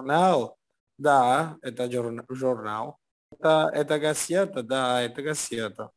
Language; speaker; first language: Russian; non-native, learner; Spanish